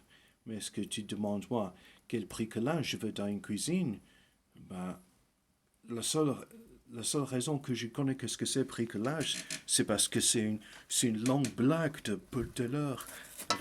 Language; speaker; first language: French; early bilingual, heritage; English